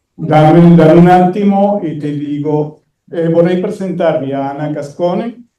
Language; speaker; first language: Italian; non-native, learner; Spanish